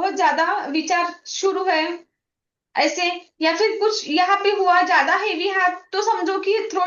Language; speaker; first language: Hindi; non-native, local second language; Marathi